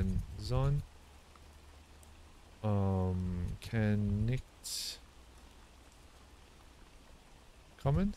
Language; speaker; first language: German; non-native, learner; English